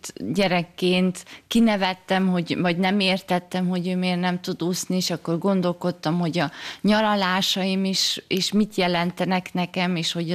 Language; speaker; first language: Hungarian; early bilingual, heritage; Hungarian